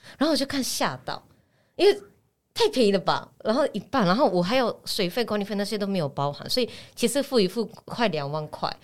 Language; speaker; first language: Chinese; non-native, fluent; Japanese